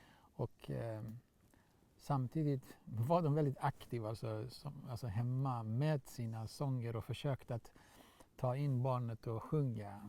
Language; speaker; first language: Swedish; non-native, fluent; Baluchi